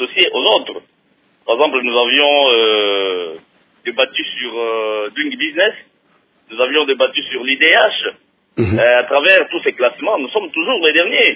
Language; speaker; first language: French; non-native, local second language; Lingala